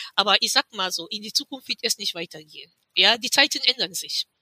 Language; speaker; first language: German; non-native, fluent; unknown